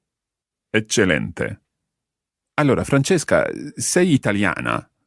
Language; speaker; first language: Italian; non-native, fluent; English